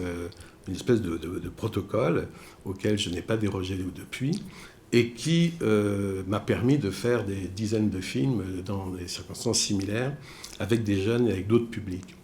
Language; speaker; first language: French; native; French